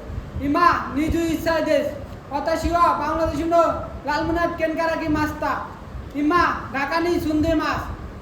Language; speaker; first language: Japanese; non-native, learner; Bangla